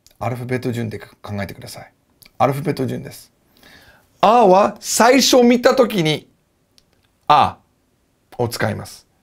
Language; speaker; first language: Japanese; non-native, fluent; English